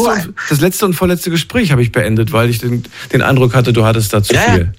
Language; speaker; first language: German; native; German